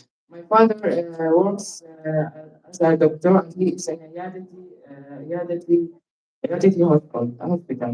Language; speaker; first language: English; non-native, learner; Arabic